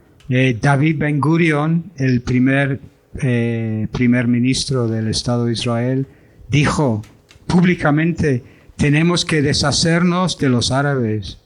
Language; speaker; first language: Spanish; non-native, fluent; English